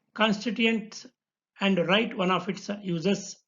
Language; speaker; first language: English; non-native, local second language; Kannada